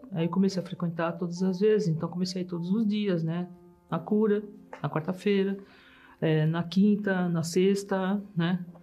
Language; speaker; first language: Portuguese; early bilingual, other home language; German